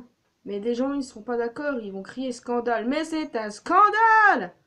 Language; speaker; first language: French; native; French